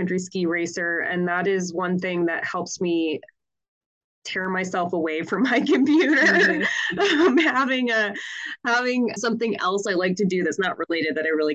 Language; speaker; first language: English; native; English